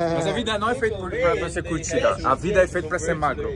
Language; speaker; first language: Portuguese; native; Portuguese